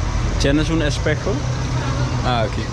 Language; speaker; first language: Spanish; non-native, learner; Dutch